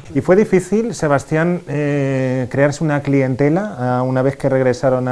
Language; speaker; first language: Spanish; native; Spanish